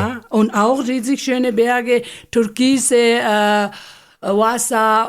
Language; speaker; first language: German; non-native, learner; Ladakhi